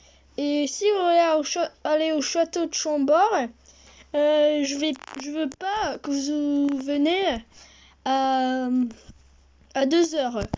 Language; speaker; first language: French; early bilingual, heritage; French